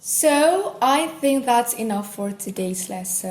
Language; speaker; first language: English; non-native, fluent; Indonesian